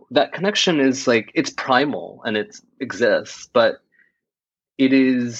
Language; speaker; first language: English; native; English